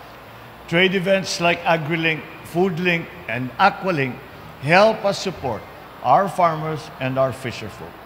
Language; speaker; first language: English; non-native, local second language; Filipino